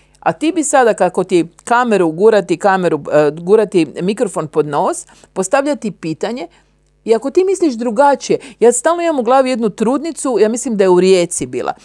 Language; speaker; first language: Croatian; native; Croatian